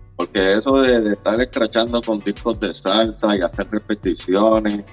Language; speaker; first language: Spanish; native; Spanish